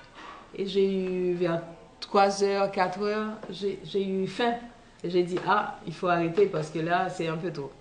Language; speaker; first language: French; non-native, local second language; Haitian Creole